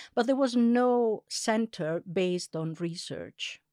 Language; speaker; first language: English; non-native, fluent; Italian